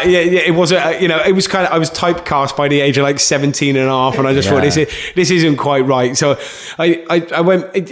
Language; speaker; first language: English; native; English